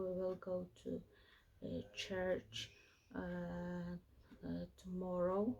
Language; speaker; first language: English; non-native, learner; Polish